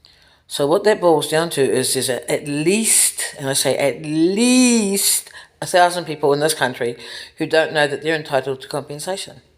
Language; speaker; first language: English; native; English